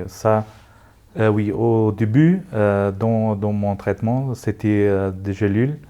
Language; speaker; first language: French; non-native, local second language; Luxembourgish